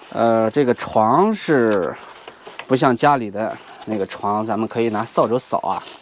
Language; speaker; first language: Chinese; native; Chinese